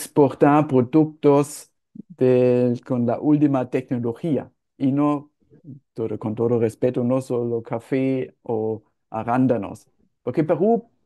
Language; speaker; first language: Spanish; non-native, fluent; German